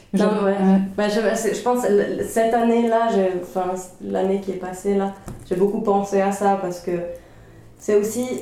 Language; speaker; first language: French; early bilingual, other home language; Swedish